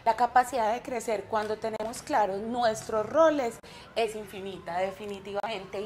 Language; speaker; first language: Spanish; native; Spanish